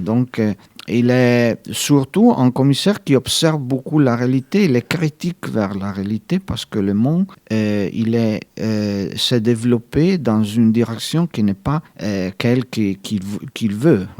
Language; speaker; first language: French; non-native, fluent; Italian